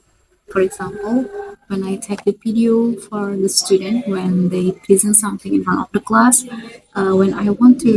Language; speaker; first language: English; non-native, fluent; Indonesian